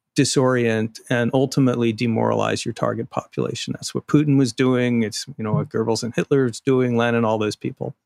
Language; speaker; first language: English; native; English